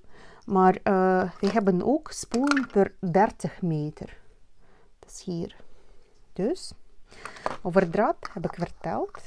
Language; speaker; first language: Dutch; non-native, learner; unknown